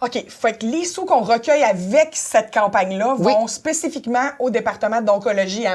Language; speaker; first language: French; native; French